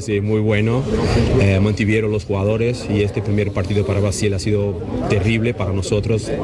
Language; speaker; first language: Spanish; non-native, fluent; Portuguese